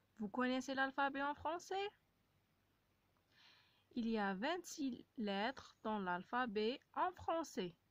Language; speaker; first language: French; non-native, local second language; Arabic